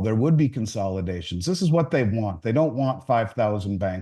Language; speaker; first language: English; native; English